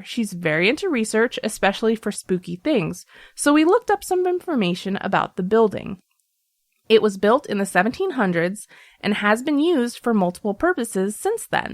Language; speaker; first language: English; native; English